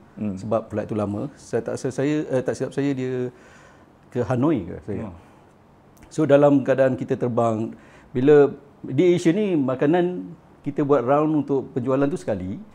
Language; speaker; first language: Malay; native; Malay